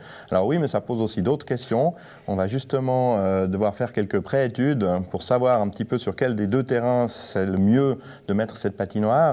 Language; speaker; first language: French; native; French